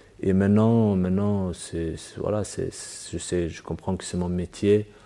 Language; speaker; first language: French; early bilingual, other home language; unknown